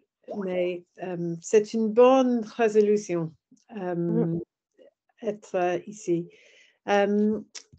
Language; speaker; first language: French; non-native, learner; English